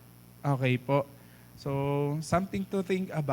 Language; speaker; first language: English; non-native, fluent; Filipino